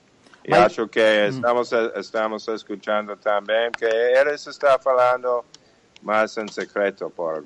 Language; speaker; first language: Portuguese; non-native, fluent; English